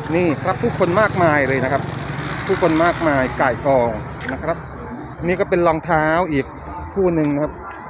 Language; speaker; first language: Thai; native; Thai